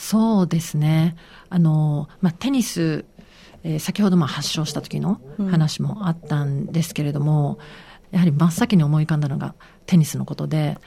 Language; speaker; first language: Japanese; native; Japanese